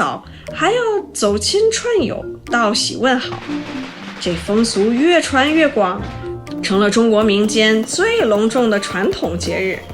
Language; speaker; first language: Chinese; native; Chinese